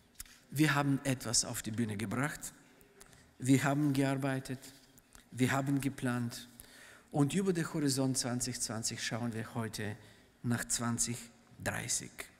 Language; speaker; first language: German; non-native, fluent; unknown